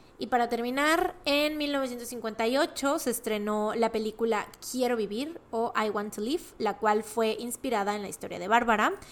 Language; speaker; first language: Spanish; native; Spanish